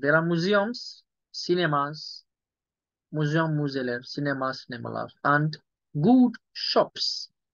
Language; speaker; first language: English; non-native, local second language; Yoruba